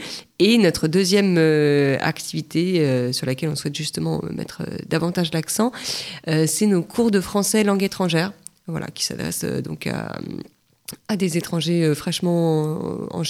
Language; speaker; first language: French; native; French